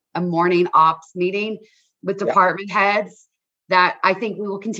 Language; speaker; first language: English; native; English